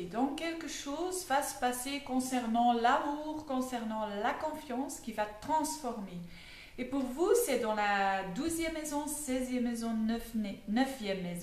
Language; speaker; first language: French; non-native, fluent; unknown